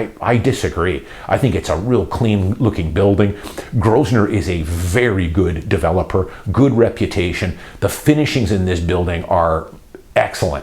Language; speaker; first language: English; native; English